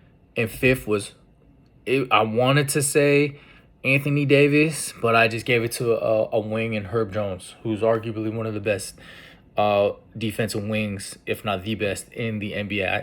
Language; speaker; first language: English; native; English